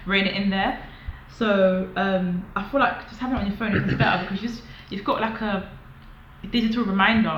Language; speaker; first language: English; native; English